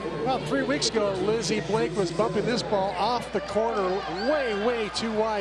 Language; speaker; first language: English; native; English